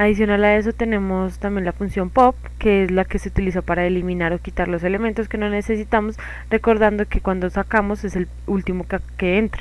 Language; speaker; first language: Spanish; native; Spanish